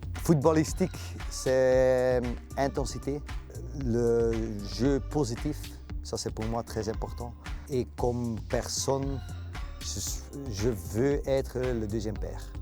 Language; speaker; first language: French; non-native, local second language; Dutch